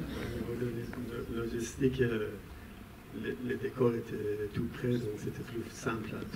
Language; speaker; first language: French; non-native, fluent; Persian